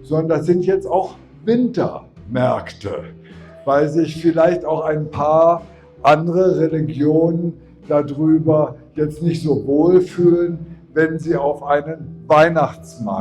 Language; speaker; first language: German; native; German